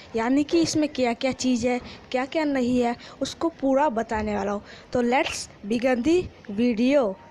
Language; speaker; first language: Hindi; native; Hindi